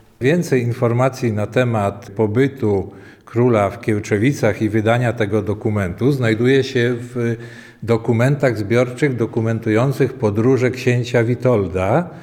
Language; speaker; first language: Polish; native; Polish